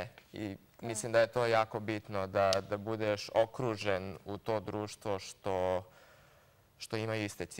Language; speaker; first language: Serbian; early bilingual, heritage; Serbian